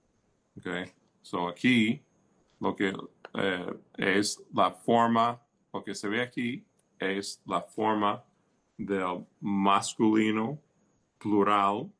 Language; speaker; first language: Spanish; early bilingual, heritage; Spanish